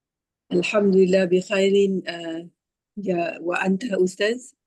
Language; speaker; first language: Arabic; non-native, learner; Malay